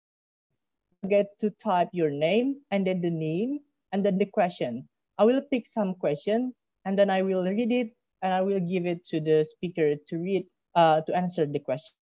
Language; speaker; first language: English; non-native, learner; Indonesian